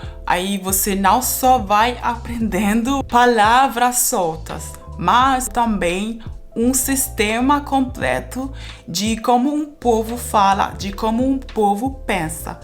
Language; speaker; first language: Portuguese; non-native, fluent; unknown